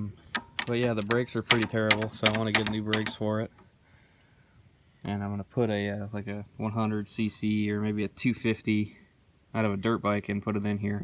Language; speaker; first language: English; native; English